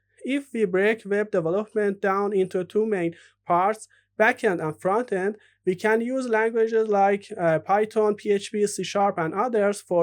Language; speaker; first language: English; non-native, fluent; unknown